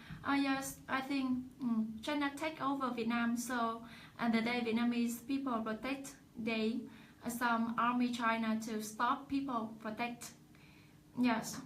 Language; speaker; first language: English; non-native, learner; Vietnamese